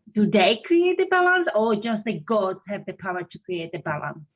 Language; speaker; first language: English; non-native, fluent; Slovak